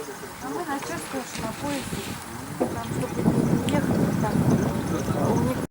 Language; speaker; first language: Russian; native; Russian